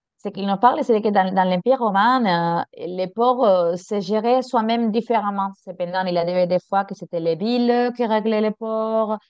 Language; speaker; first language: French; non-native, fluent; Spanish